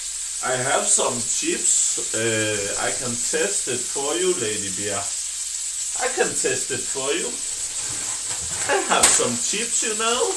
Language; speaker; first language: English; non-native, learner; Danish